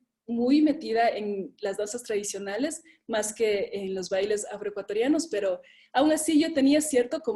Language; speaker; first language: Spanish; native; Spanish